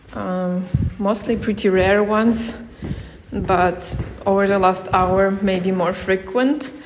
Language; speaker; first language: English; non-native, fluent; Ukrainian